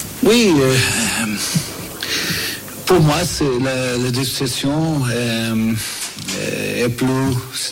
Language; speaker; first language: French; non-native, fluent; Portuguese